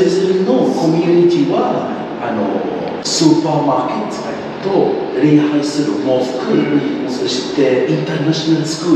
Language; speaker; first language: Japanese; non-native, learner; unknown